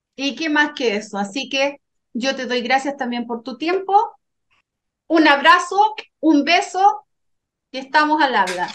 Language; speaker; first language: Spanish; native; Spanish